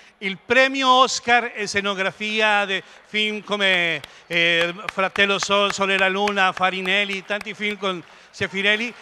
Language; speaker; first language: Italian; non-native, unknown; Spanish